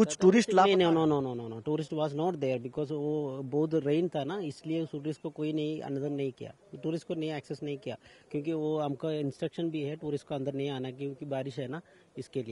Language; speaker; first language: Hindi; non-native, local second language; Malayalam